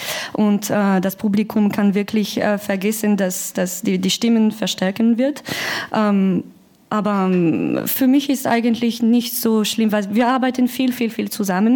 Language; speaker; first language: German; non-native, learner; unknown